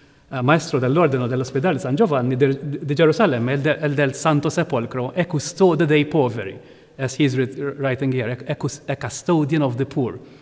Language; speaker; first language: Italian; non-native, fluent; Maltese